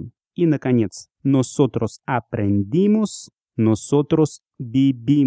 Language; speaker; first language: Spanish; non-native, fluent; Russian